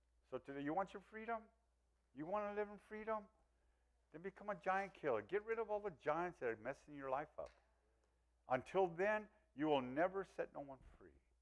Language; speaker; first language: English; early bilingual, other home language; Spanish